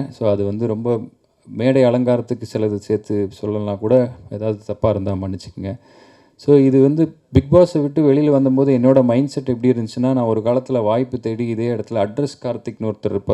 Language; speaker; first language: Tamil; native; Tamil